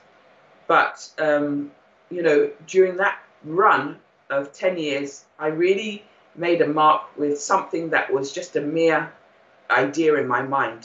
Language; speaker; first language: English; native; English